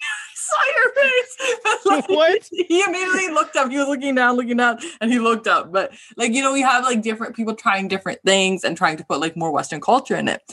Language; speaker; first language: English; early bilingual, other home language; Hindi